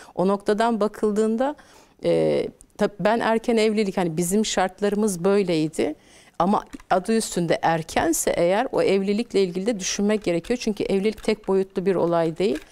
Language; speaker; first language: Turkish; native; Turkish